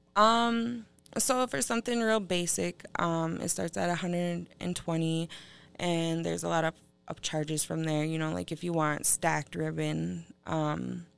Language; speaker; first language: English; native; English